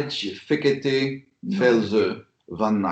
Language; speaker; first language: Hungarian; non-native, learner; French